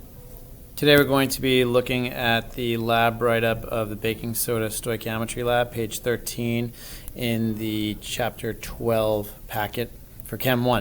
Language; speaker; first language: English; native; English